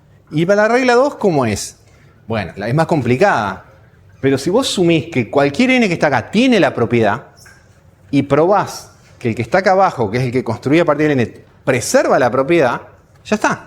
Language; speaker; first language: Spanish; native; Spanish